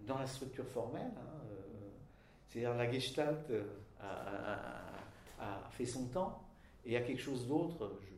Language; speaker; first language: French; non-native, fluent; Czech